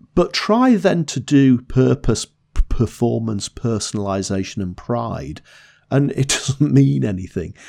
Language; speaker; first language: English; native; English